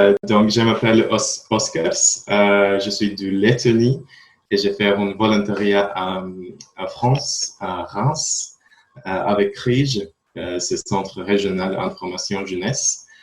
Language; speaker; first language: French; non-native, learner; Latvian